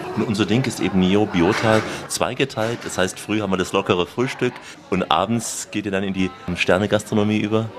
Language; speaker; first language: German; native; German